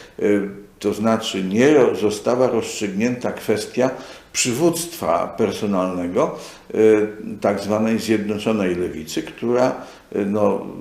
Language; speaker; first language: Polish; native; Polish